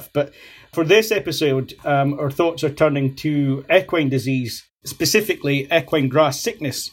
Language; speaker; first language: English; native; English